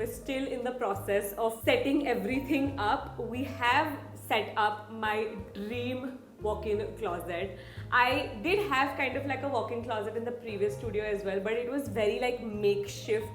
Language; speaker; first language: English; non-native, local second language; Hindi